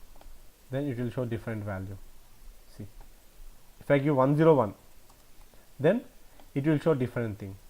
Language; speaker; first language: English; non-native, local second language; Telugu